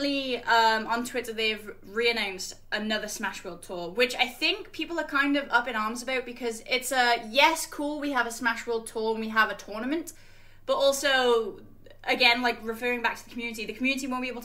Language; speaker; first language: English; native; English